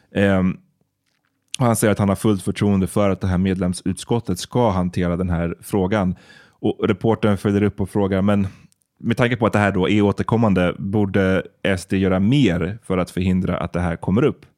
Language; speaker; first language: Swedish; native; Swedish